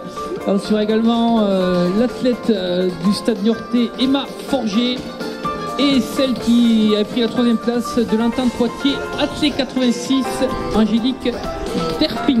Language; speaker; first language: French; native; French